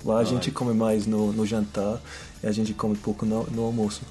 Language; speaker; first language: Portuguese; non-native, fluent; English